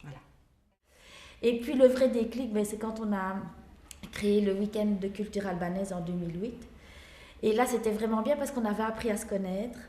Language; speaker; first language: French; native; French